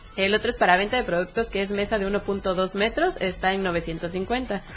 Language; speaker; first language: Spanish; native; Spanish